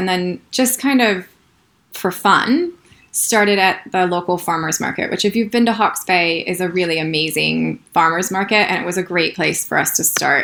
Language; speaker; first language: English; native; English